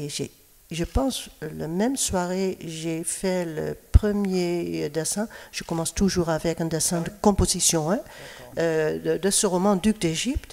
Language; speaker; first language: French; non-native, fluent; Dutch